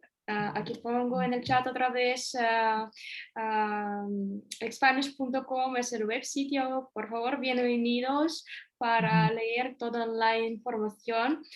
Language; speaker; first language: Spanish; non-native, fluent; Russian